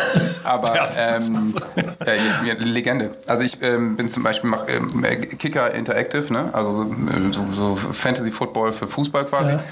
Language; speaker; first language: German; native; German